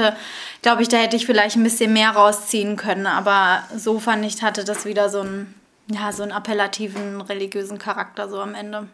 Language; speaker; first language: German; native; German